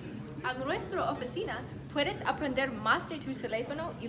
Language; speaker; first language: Spanish; non-native, learner; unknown